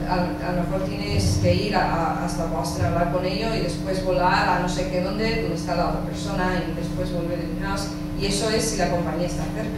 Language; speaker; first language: Spanish; early bilingual, heritage; English